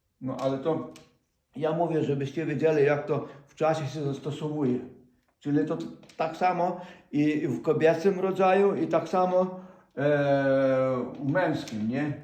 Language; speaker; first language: Polish; non-native, fluent; Ukrainian